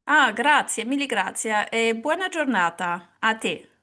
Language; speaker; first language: Italian; non-native, learner; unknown